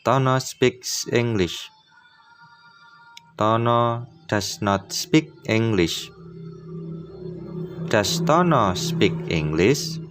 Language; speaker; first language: English; non-native, fluent; Indonesian